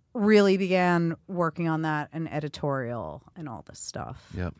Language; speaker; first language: English; native; English